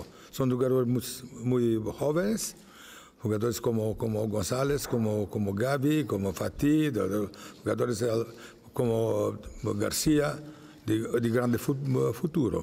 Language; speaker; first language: Italian; non-native, fluent; Romanian